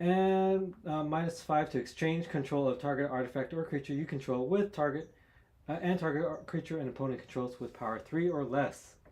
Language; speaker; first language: English; native; English